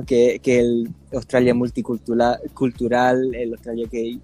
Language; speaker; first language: Spanish; early bilingual, heritage; Spanish